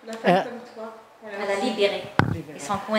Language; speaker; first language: French; non-native, learner; Chinese